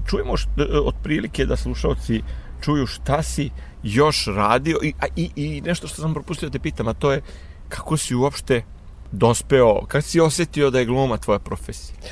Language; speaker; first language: Serbian; native; Serbian